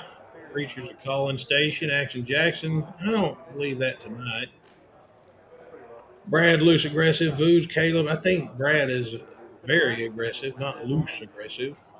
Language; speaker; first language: English; native; English